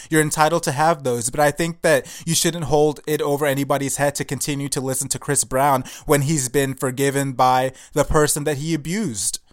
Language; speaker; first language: English; early bilingual, other home language; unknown